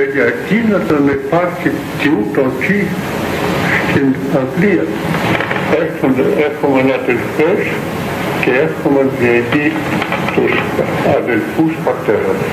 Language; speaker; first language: Greek; non-native, fluent; Russian